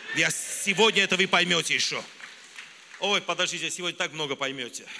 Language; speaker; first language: Russian; non-native, local second language; Armenian